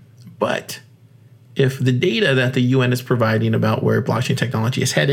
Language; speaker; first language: English; native; English